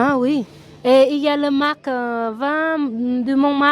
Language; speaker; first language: French; non-native, learner; Vietnamese